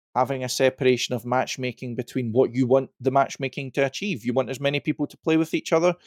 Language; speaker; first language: English; native; English